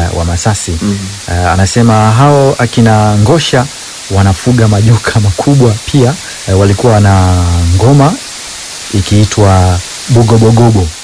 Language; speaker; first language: Swahili; non-native, local second language; Sukuma